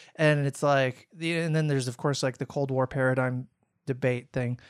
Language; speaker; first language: English; native; English